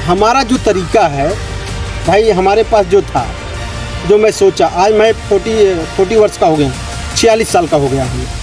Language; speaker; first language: Hindi; native; Hindi